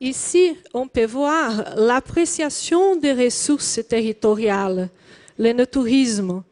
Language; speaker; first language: French; non-native, learner; Portuguese